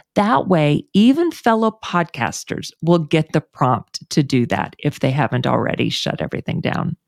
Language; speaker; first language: English; native; English